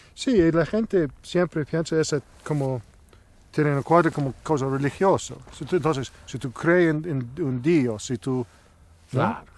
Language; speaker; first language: Spanish; non-native, learner; English